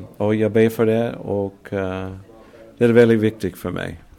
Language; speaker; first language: Swedish; non-native, learner; English